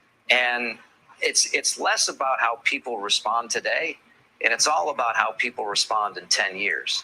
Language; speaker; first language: English; native; English